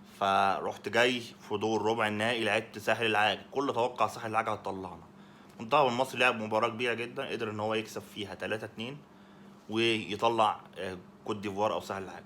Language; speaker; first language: Arabic; native; Arabic